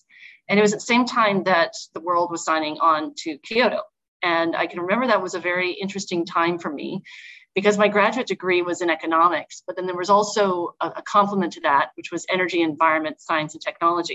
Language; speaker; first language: English; native; English